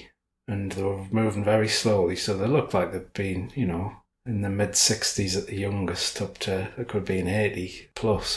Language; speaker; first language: English; native; English